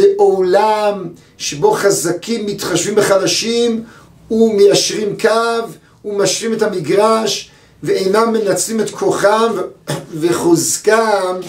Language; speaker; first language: Hebrew; native; Hebrew